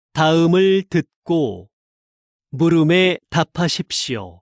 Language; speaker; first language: Korean; native; Korean